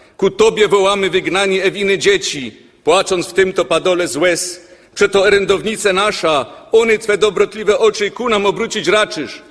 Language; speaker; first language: Polish; native; Polish